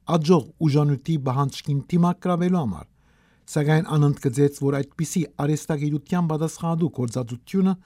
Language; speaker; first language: Armenian; early bilingual, heritage; Armenian